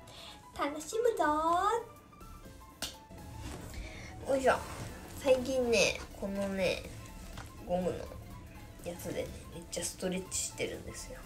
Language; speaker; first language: Japanese; native; Japanese